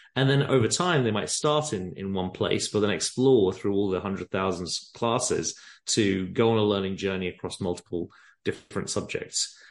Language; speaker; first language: English; native; English